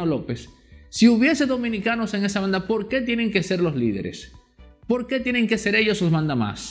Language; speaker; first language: Spanish; native; Spanish